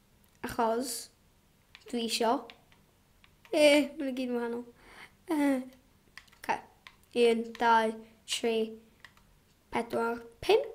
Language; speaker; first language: Welsh; non-native, local second language; English